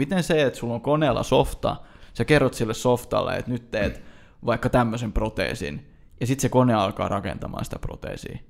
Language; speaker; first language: Finnish; native; Finnish